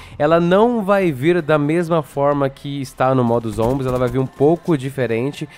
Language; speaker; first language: Portuguese; native; Portuguese